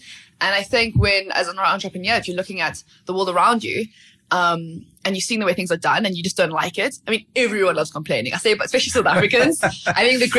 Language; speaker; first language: English; native; English